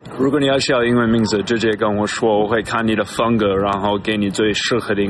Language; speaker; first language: Chinese; non-native, fluent; English